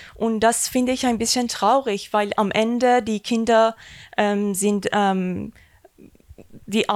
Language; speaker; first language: German; non-native, learner; Persian